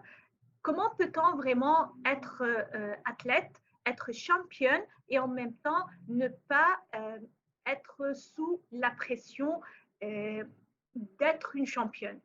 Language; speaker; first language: French; non-native, fluent; Arabic